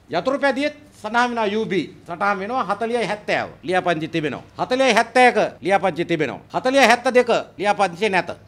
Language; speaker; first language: Sinhala; native; Sinhala